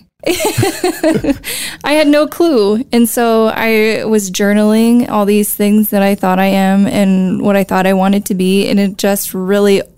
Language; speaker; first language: English; native; English